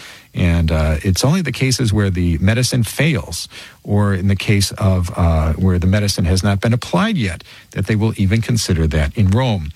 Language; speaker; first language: English; native; English